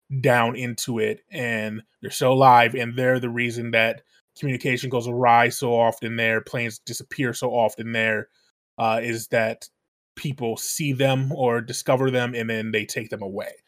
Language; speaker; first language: English; native; English